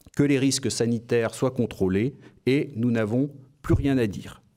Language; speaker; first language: French; native; French